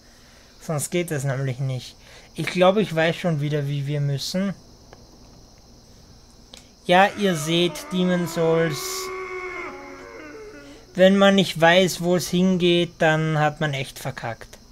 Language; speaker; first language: German; native; German